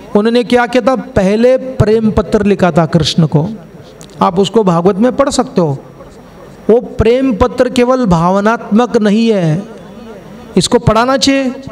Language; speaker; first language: Hindi; non-native, local second language; Kannada